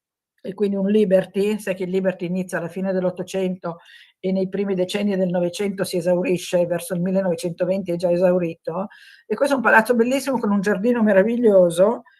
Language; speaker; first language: Italian; native; Italian